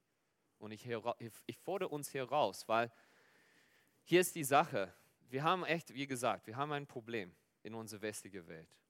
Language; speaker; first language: German; non-native, fluent; Afrikaans